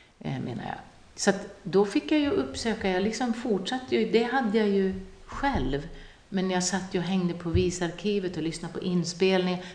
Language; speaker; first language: Swedish; non-native, local second language; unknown